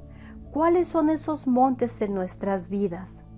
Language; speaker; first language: Spanish; native; Spanish